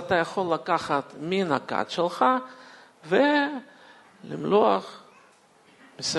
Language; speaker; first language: Hebrew; non-native, fluent; Russian